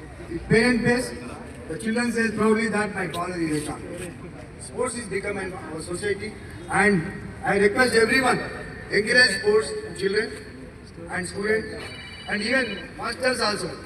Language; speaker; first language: English; non-native, local second language; Telugu